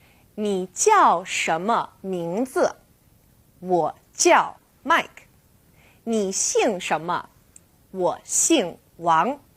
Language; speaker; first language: Chinese; non-native, fluent; English